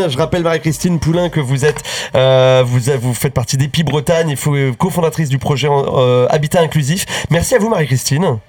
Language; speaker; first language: French; native; French